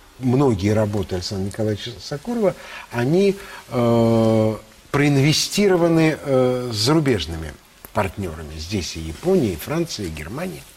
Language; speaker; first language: Russian; native; Russian